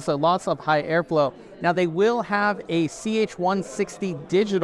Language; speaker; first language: English; native; English